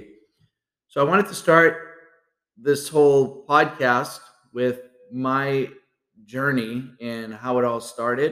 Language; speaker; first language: English; native; English